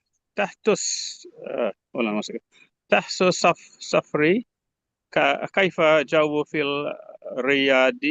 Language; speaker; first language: Arabic; non-native, learner; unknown